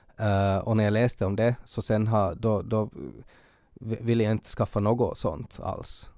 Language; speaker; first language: Swedish; native; Swedish